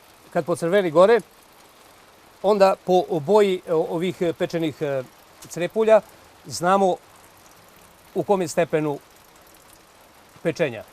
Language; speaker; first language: Bosnian; native; Bosnian